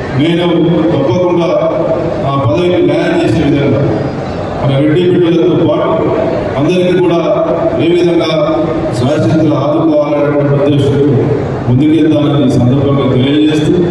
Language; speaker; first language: Telugu; native; Telugu